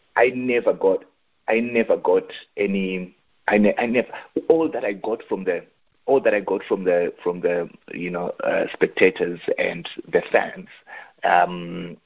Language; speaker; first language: English; non-native, local second language; Shona